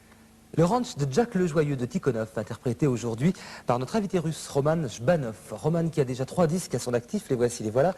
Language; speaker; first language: French; native; French